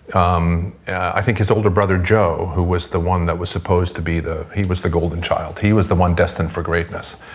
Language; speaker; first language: English; non-native, fluent; Swedish